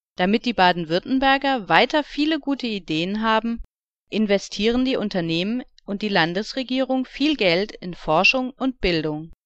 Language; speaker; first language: German; native; German